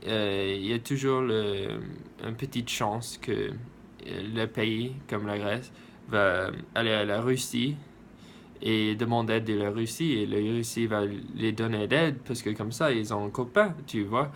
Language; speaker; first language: French; non-native, learner; English